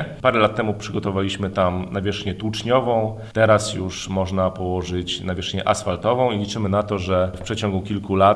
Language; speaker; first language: Polish; native; Polish